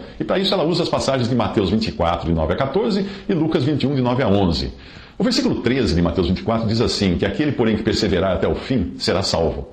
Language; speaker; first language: Portuguese; native; Portuguese